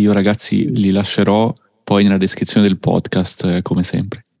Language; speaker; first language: Italian; native; Italian